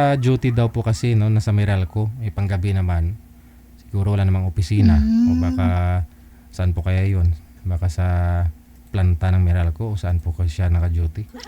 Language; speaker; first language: Filipino; native; Filipino